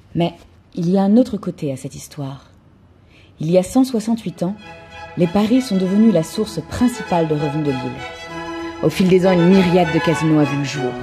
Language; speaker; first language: French; native; French